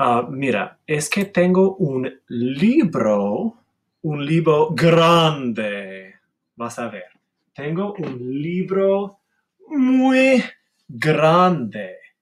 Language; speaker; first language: Spanish; non-native, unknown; English